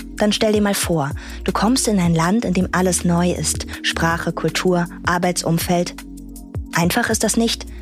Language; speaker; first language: German; native; German